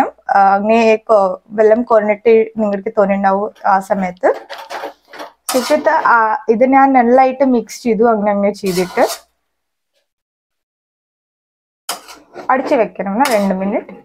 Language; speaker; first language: Malayalam; non-native, learner; Hindi